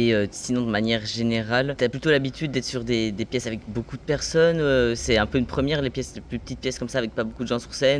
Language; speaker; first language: French; native; French